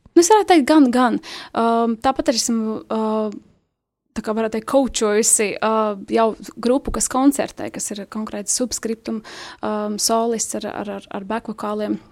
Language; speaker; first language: Latvian; native; Latvian